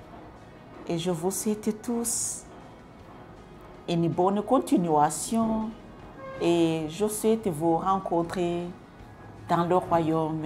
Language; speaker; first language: French; non-native, local second language; Kinyarwanda